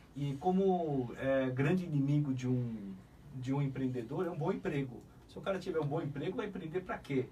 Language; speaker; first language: Portuguese; early bilingual, other home language; Korean